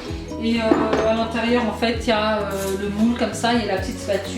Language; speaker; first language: French; native; French